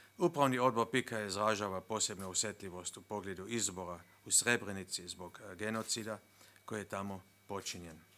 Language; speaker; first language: Croatian; non-native, fluent; Slovenian